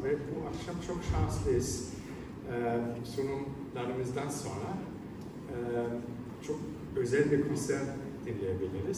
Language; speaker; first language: Turkish; non-native, learner; Hungarian